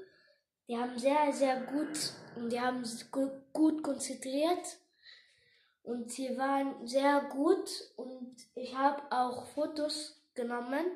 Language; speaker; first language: German; non-native, learner; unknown